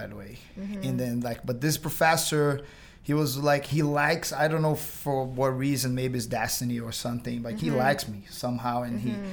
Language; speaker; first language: English; non-native, fluent; Portuguese